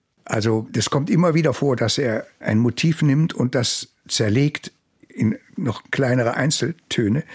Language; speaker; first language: German; native; German